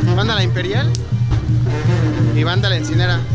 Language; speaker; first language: Spanish; native; Spanish